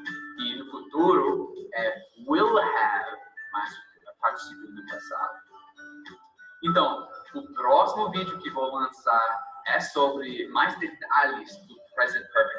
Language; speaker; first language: Portuguese; non-native, fluent; English